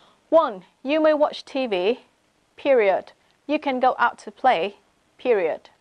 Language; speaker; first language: English; non-native, fluent; Vietnamese